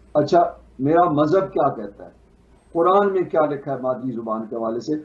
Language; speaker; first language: Urdu; non-native, local second language; Punjabi